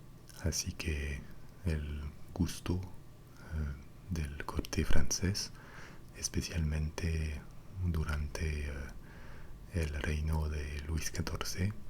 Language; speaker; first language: Spanish; non-native, fluent; French